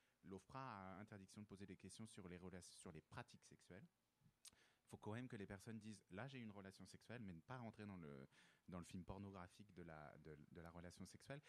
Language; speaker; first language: French; native; French